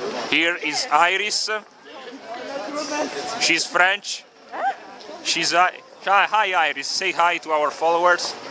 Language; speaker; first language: English; non-native, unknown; Italian